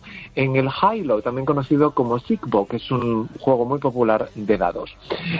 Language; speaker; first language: Spanish; native; Spanish